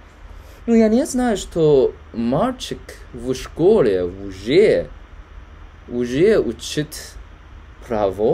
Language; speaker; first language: Russian; non-native, learner; Chinese